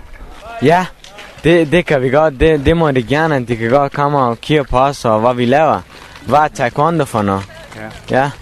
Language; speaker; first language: Danish; non-native, learner; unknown